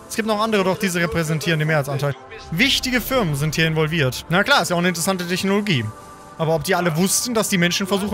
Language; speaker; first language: German; native; German